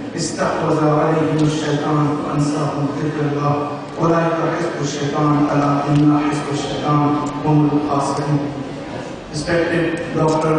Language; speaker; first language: Urdu; native; Urdu